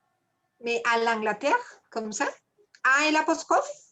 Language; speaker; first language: French; non-native, fluent; Spanish